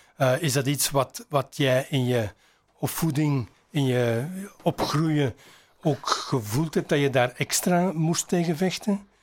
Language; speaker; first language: Dutch; native; Dutch